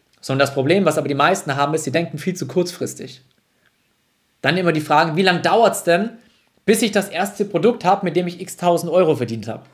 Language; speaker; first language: German; native; German